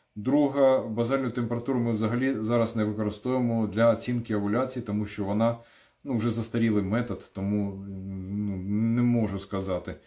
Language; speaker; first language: Ukrainian; non-native, local second language; Russian